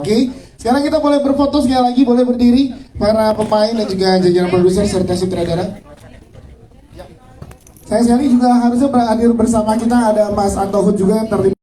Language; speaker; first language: Indonesian; native; Indonesian